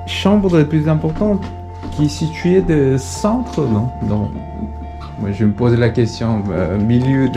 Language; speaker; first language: French; non-native, learner; Korean